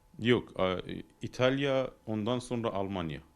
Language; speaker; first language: Turkish; non-native, learner; Persian